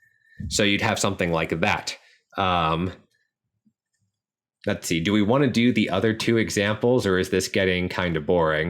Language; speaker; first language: English; native; English